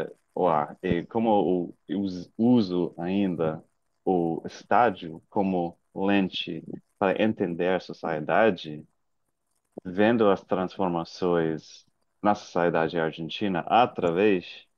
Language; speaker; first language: Portuguese; non-native, fluent; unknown